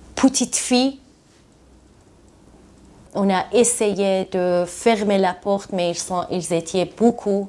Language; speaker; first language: French; non-native, learner; Persian